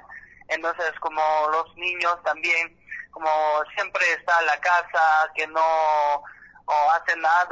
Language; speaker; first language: Spanish; non-native, learner; Korean